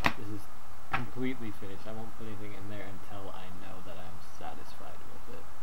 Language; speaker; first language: English; native; English